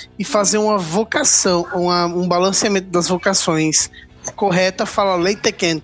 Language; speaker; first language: Portuguese; native; Portuguese